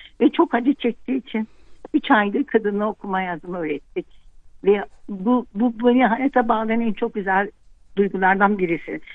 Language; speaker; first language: Turkish; non-native, local second language; Kurdish